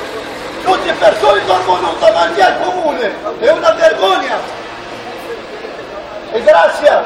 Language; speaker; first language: Italian; non-native, fluent; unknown